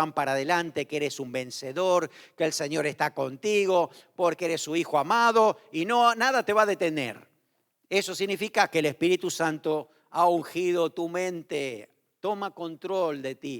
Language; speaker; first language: Spanish; native; Spanish